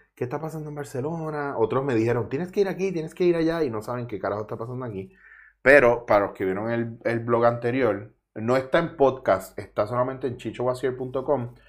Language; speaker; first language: Spanish; native; Spanish